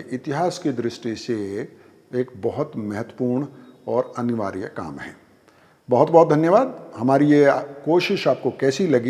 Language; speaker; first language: Hindi; native; Hindi